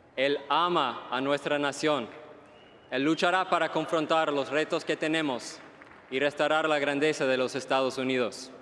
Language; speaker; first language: Spanish; non-native, fluent; English